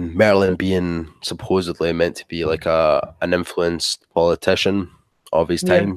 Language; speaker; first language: English; native; English